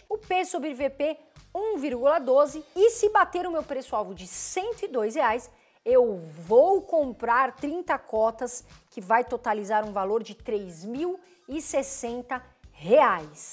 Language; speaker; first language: Portuguese; native; Portuguese